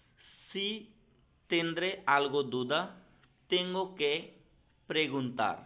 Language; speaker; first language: Spanish; non-native, learner; Hindi